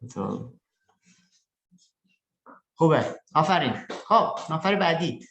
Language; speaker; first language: Persian; early bilingual, other home language; Indonesian